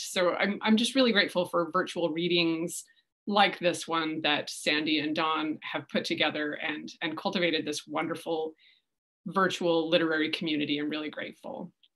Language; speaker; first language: English; native; English